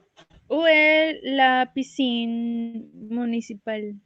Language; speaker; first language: French; non-native, learner; Spanish